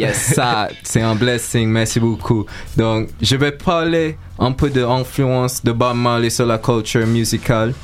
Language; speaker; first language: French; non-native, learner; English